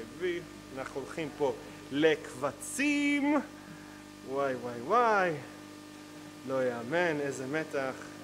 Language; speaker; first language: Hebrew; native; Hebrew